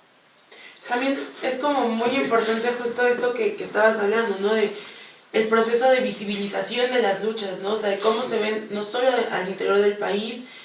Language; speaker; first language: Spanish; native; Spanish